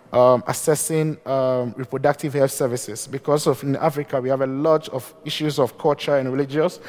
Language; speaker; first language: English; non-native, local second language; Akan